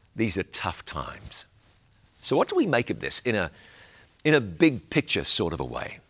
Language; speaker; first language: English; native; English